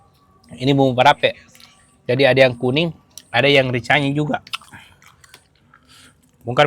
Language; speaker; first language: Malay; native; Malay